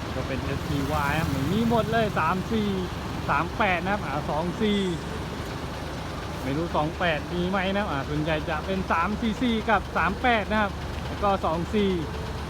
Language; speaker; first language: Thai; non-native, local second language; Pattani Malay